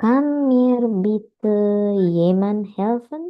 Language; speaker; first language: German; non-native, learner; Indonesian